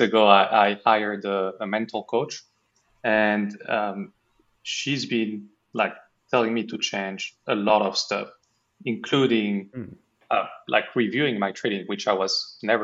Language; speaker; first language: English; non-native, fluent; French